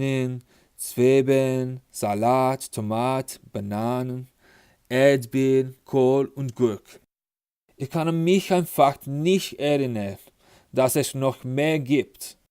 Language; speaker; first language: German; non-native, learner; English